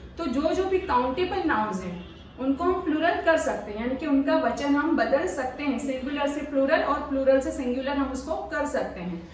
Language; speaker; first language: Hindi; non-native, local second language; Marathi